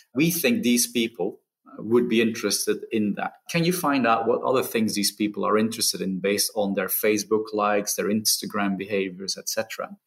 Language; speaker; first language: English; non-native, fluent; Dutch